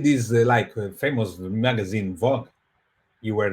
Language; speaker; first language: English; non-native, fluent; Portuguese